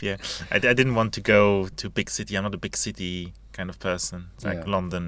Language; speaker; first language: English; non-native, fluent; Luxembourgish